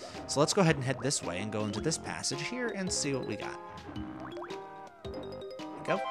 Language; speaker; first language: English; native; English